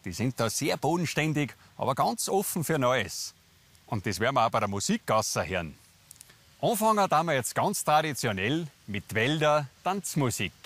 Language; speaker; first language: German; native; German